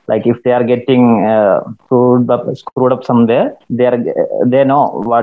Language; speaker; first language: English; non-native, local second language; Malayalam